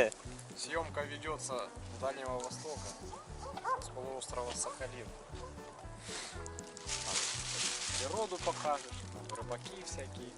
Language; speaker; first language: Russian; native; Russian